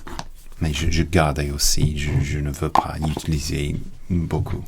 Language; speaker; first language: French; non-native, learner; English